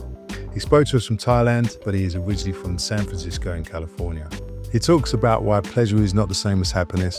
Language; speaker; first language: English; native; English